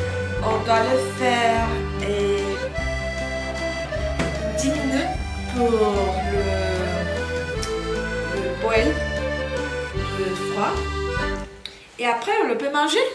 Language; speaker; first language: French; non-native, learner; Spanish